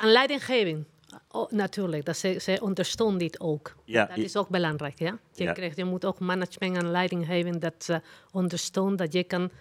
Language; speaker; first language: Dutch; non-native, learner; Spanish